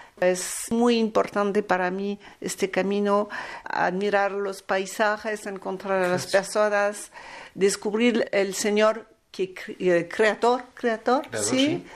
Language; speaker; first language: Spanish; non-native, learner; French